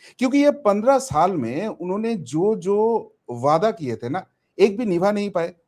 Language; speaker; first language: Hindi; non-native, local second language; Bangla